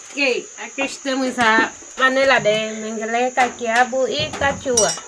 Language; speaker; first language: Portuguese; non-native, local second language; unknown